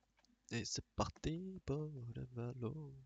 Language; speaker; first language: French; native; French